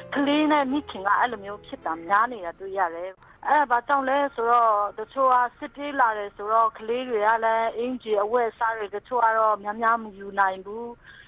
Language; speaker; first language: Burmese; non-native, local second language; Kachin